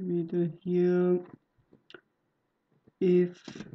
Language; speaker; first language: German; non-native, learner; Persian